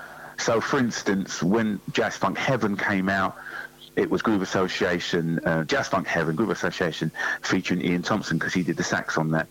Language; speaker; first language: English; native; English